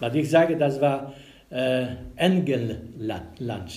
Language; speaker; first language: German; non-native, learner; Polish